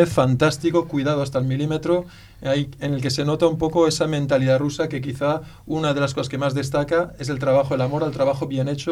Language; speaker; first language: Spanish; native; Spanish